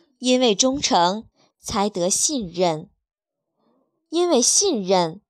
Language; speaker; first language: Chinese; native; Chinese